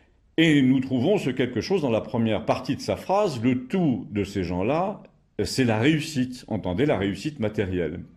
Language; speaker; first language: French; native; French